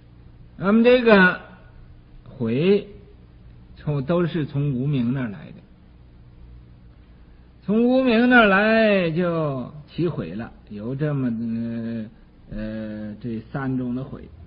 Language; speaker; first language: Chinese; native; Chinese